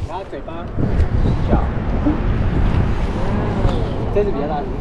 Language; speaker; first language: Chinese; non-native, learner; Filipino